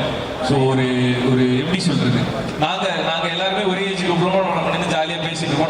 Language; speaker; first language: Tamil; native; Tamil